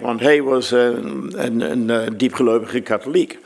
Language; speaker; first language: Dutch; non-native, fluent; English